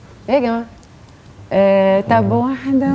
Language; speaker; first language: Arabic; native; Arabic